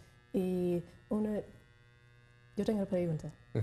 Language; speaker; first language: Spanish; non-native, learner; English